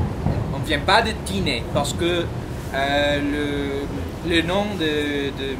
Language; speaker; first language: French; non-native, fluent; English